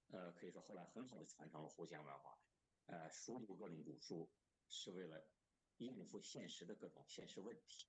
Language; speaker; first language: Chinese; native; Chinese